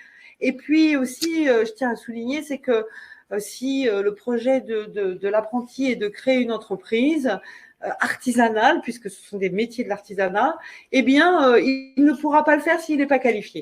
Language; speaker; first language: French; native; French